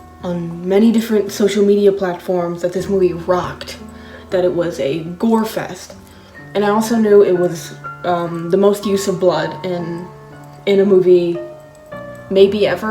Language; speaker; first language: English; native; English